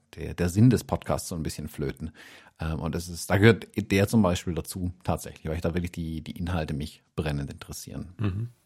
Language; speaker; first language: German; non-native, fluent; English